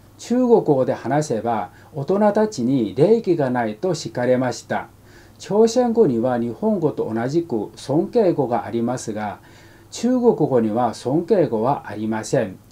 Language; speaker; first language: Japanese; non-native, fluent; Korean